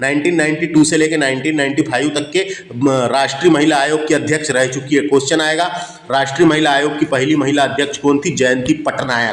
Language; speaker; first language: Hindi; native; Hindi